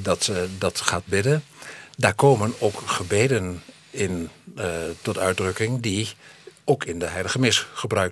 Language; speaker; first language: Dutch; native; Dutch